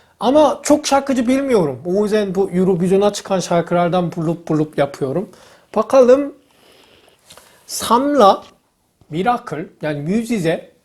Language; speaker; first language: Turkish; non-native, fluent; Korean